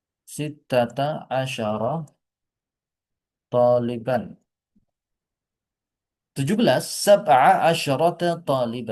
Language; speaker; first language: Arabic; non-native, fluent; Indonesian